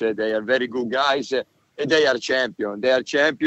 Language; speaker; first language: English; non-native, learner; Italian